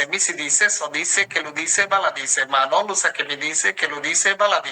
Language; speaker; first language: Italian; non-native, fluent; Bangla